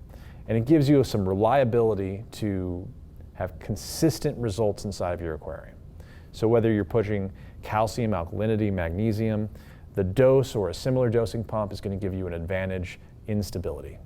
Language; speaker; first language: English; native; English